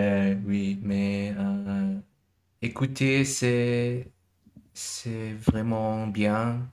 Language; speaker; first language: French; non-native, learner; German